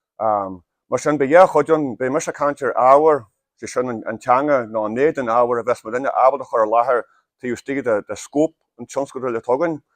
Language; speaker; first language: Irish; native; Irish